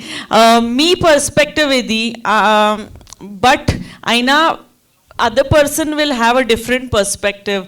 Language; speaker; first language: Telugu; non-native, learner; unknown